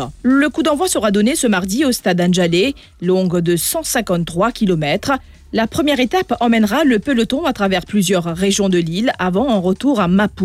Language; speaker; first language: French; non-native, local second language; Morisyen